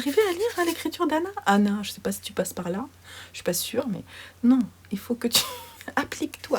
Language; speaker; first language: French; native; French